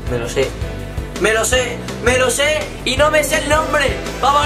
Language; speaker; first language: Spanish; native; Spanish